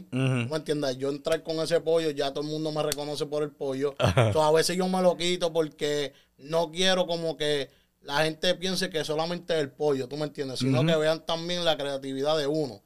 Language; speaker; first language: Spanish; native; Spanish